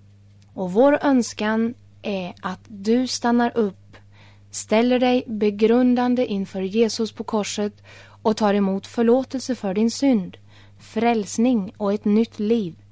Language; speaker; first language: Swedish; native; Swedish